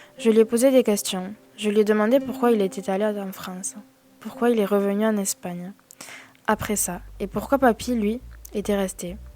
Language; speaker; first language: French; native; French